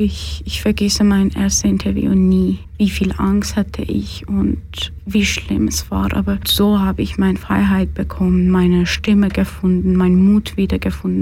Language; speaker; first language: German; non-native, fluent; Persian